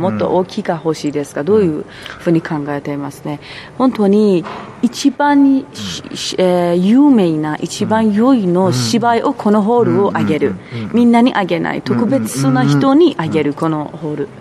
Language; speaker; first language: Japanese; non-native, learner; Persian